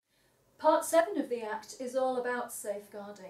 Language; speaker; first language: English; native; English